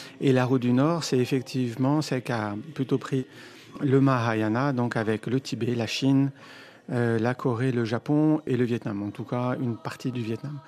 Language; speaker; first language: French; native; French